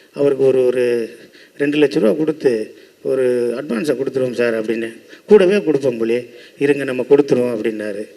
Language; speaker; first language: Tamil; native; Tamil